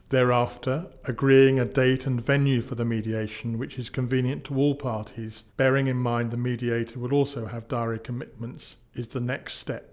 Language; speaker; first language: English; native; English